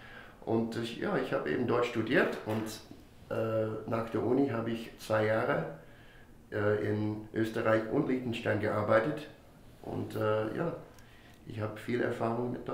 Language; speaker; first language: German; non-native, fluent; English